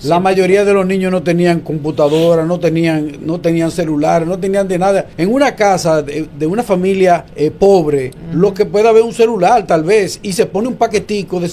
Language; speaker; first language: Spanish; native; Spanish